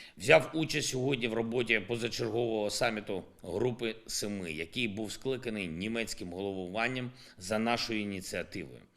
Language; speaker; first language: Ukrainian; non-native, local second language; Russian